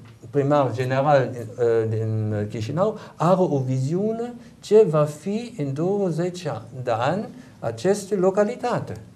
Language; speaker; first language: Romanian; non-native, learner; German